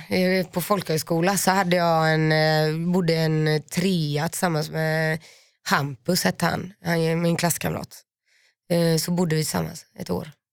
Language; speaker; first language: Swedish; native; Swedish